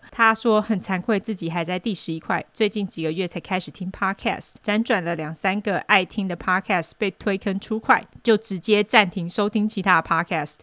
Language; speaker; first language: Chinese; native; Chinese